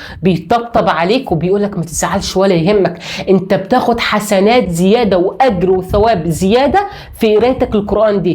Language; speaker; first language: Arabic; native; Arabic